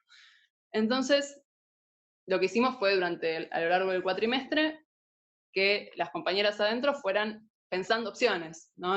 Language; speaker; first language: Spanish; native; Spanish